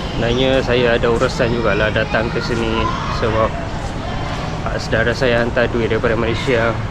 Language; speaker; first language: Malay; non-native, fluent; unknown